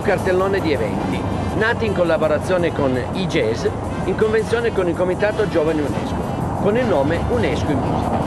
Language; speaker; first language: Italian; native; Italian